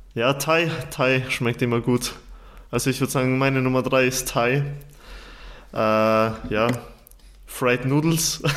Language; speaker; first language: German; early bilingual, other home language; Turkish